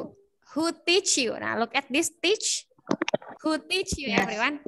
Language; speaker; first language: English; non-native, fluent; Indonesian